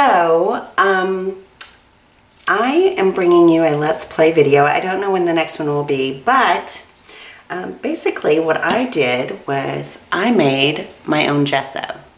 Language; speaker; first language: English; native; English